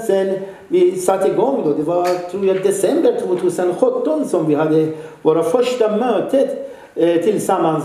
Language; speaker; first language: Swedish; non-native, fluent; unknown